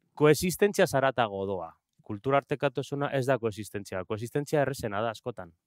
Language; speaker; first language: Basque; non-native, local second language; Spanish